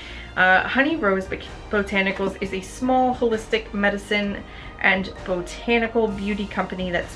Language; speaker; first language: English; native; English